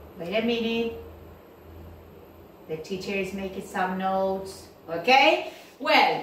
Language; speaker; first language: English; non-native, fluent; Spanish